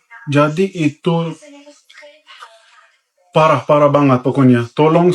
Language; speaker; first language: Indonesian; non-native, fluent; Persian